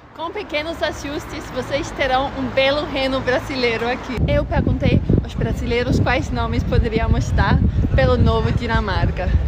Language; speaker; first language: Portuguese; non-native, fluent; Danish